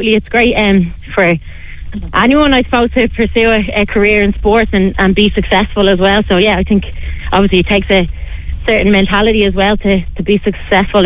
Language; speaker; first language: English; native; English